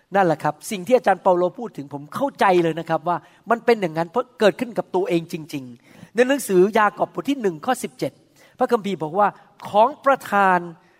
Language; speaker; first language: Thai; native; Thai